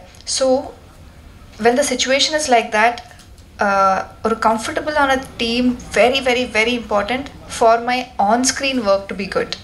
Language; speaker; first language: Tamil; non-native, learner; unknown